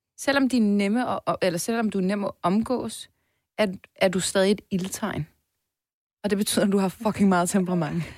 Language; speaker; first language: Danish; early bilingual, other home language; Persian